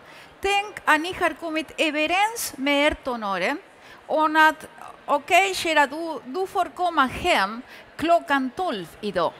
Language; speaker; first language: Swedish; early bilingual, other home language; Spanish